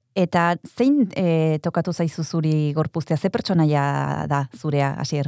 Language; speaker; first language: Basque; native; Basque